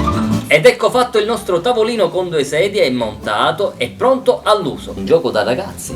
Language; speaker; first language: Italian; native; Italian